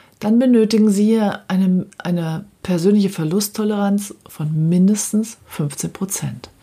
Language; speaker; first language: German; native; German